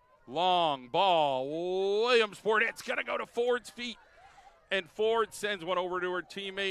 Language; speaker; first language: English; native; English